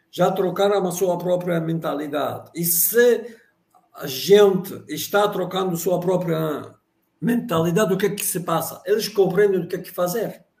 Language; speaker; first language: Portuguese; non-native, fluent; Russian